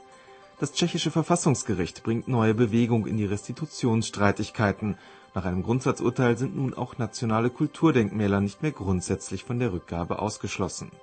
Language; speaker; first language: German; native; German